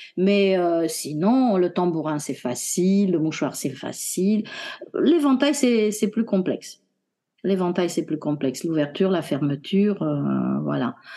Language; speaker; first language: French; non-native, fluent; Romanian